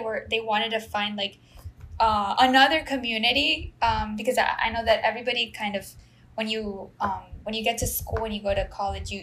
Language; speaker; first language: English; non-native, fluent; Spanish